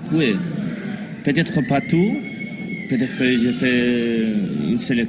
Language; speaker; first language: French; non-native, learner; Spanish